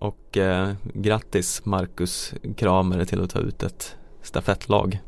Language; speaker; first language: Swedish; native; Swedish